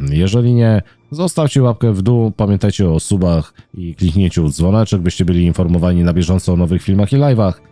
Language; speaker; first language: Polish; native; Polish